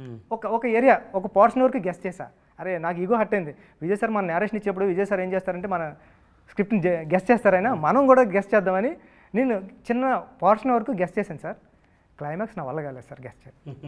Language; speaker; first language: Telugu; native; Telugu